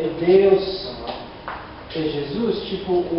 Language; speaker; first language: Portuguese; non-native, learner; English